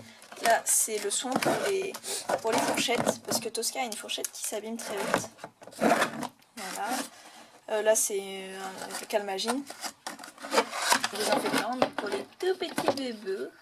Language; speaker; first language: French; native; French